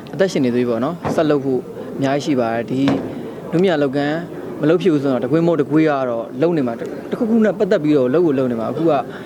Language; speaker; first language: Burmese; native; Burmese